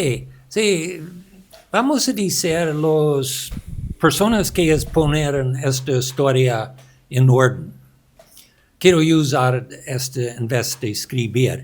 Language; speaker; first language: Spanish; non-native, learner; English